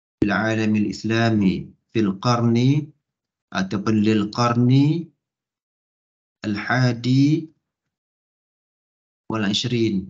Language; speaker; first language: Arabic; non-native, learner; Malay